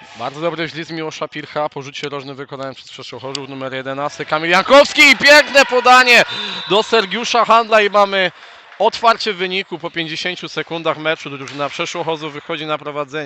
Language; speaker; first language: Polish; native; Polish